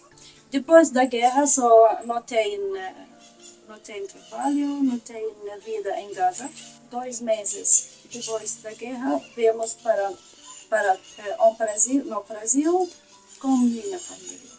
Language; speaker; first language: Portuguese; non-native, learner; Arabic